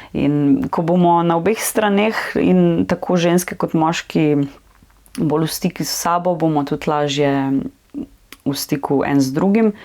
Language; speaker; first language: Slovenian; native; Slovenian